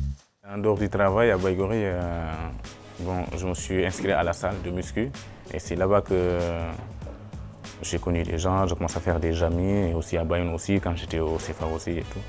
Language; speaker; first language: French; non-native, local second language; Wolof